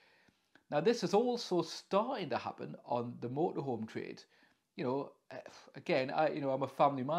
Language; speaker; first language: English; native; English